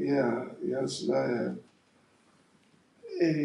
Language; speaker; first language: Russian; non-native, learner; English